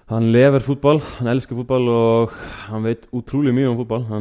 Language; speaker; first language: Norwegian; non-native, fluent; Icelandic